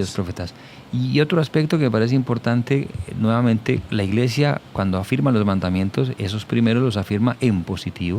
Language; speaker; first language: Spanish; native; Spanish